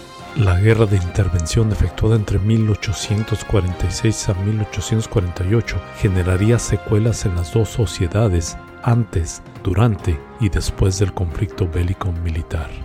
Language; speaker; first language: Spanish; native; Spanish